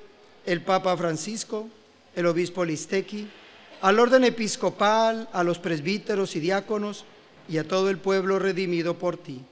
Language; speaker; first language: Spanish; native; Spanish